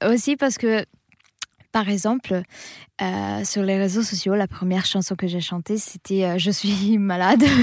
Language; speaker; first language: French; non-native, fluent; Italian